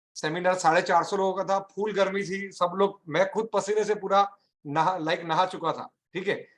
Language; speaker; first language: Hindi; native; Hindi